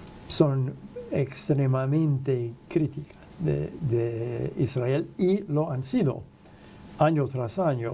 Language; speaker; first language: Spanish; non-native, fluent; English